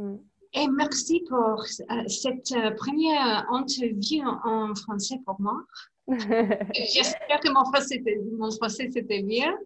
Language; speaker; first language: French; non-native, learner; English